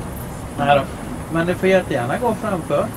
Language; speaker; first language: Swedish; native; Swedish